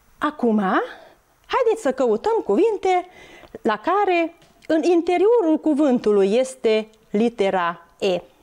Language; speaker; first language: Romanian; non-native, local second language; Hungarian